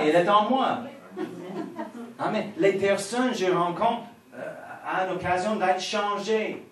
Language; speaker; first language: French; non-native, fluent; English